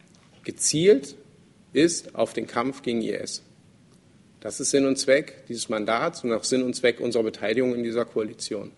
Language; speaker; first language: German; native; German